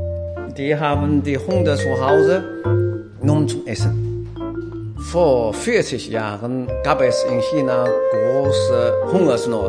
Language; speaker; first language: German; non-native, learner; Chinese